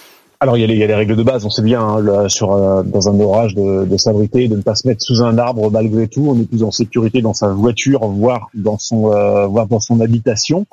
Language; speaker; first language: French; native; French